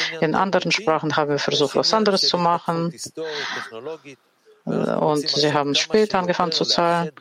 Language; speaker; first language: German; non-native, fluent; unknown